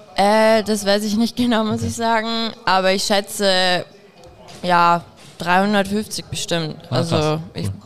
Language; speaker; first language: German; native; German